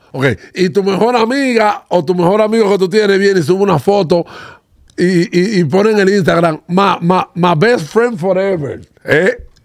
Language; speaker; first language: Spanish; native; Spanish